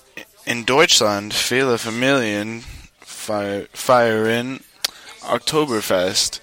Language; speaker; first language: German; non-native, learner; English